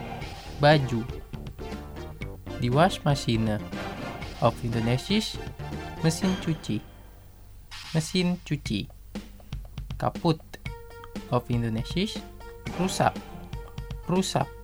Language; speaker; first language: German; non-native, learner; Indonesian